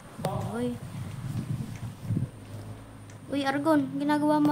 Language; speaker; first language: Filipino; native; Filipino